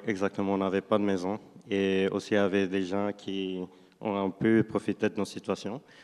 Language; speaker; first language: French; non-native, fluent; Spanish